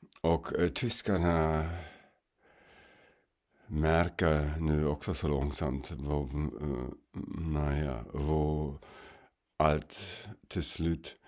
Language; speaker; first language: Swedish; non-native, fluent; German